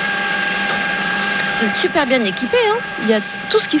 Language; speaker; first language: French; native; French